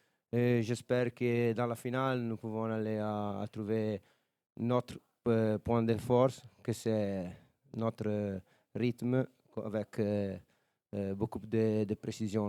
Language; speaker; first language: French; non-native, learner; Italian